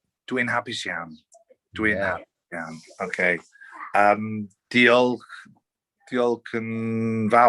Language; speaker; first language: Welsh; non-native, learner; English